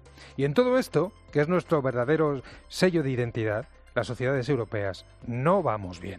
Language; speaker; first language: Spanish; native; Spanish